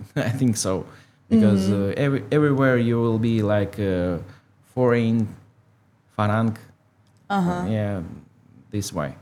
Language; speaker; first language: English; non-native, learner; Russian